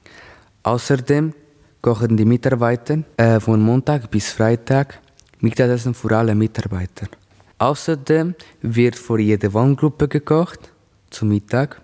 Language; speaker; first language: German; non-native, learner; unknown